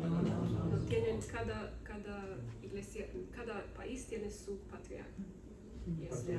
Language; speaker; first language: Spanish; non-native, learner; Romanian